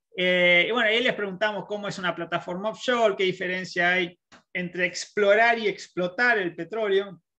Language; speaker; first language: Spanish; native; Spanish